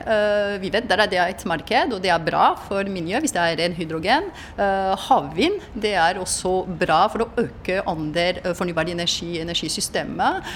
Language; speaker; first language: Norwegian; non-native, fluent; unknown